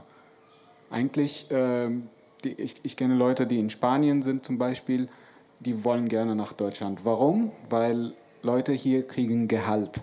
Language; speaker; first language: German; non-native, fluent; Arabic